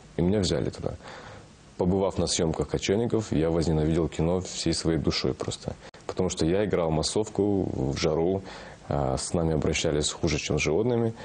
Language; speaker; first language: Russian; non-native, local second language; Kazakh